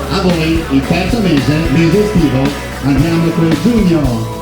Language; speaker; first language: Italian; native; Italian